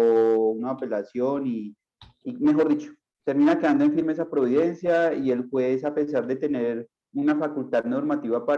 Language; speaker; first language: Spanish; native; Spanish